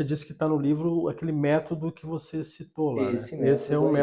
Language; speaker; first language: Portuguese; native; Portuguese